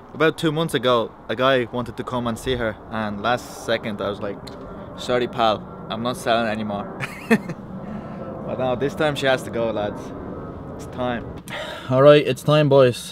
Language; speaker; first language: English; native; English